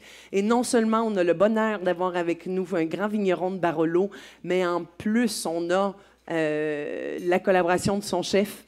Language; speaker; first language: French; native; French